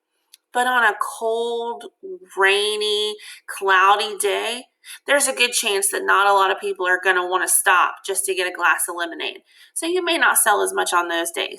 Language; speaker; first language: English; native; English